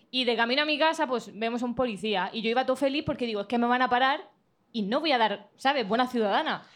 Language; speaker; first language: Spanish; native; Spanish